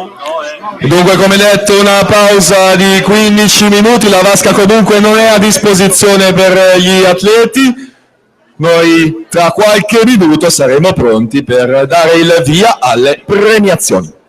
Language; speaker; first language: Italian; native; Italian